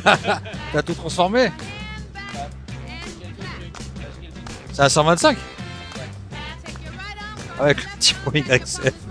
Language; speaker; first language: French; native; French